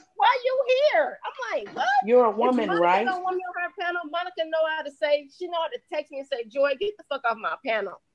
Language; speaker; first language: English; native; English